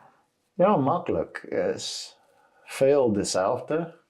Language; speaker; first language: Dutch; non-native, learner; Afrikaans